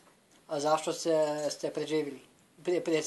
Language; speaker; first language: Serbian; non-native, learner; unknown